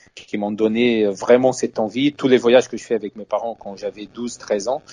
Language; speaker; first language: French; non-native, fluent; Portuguese